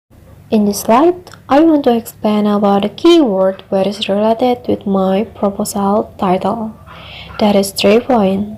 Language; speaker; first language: English; non-native, learner; Indonesian